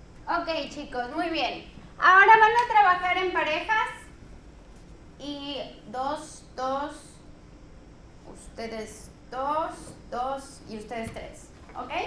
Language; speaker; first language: Spanish; non-native, fluent; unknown